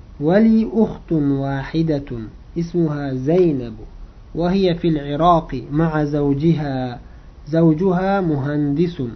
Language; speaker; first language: Arabic; non-native, fluent; Uzbek